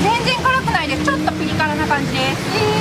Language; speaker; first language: Japanese; native; Japanese